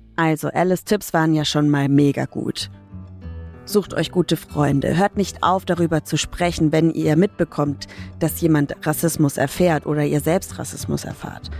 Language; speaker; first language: German; native; German